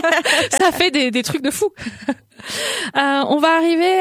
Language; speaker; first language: French; native; French